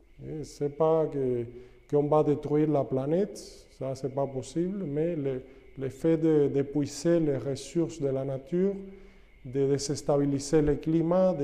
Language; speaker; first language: French; non-native, fluent; Spanish